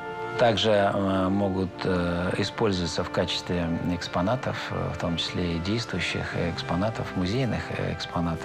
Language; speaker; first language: Russian; native; Russian